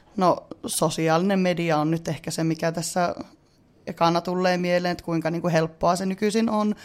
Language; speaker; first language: Finnish; native; Finnish